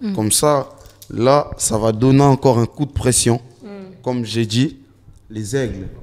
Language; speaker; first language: French; non-native, local second language; Lingala